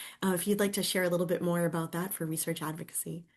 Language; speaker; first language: English; native; English